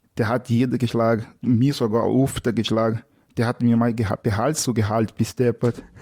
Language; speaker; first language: German; non-native, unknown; Portuguese